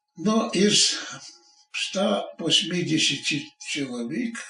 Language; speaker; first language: Russian; non-native, local second language; Ukrainian